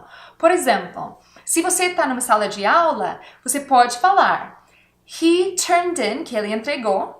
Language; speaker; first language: Portuguese; non-native, fluent; English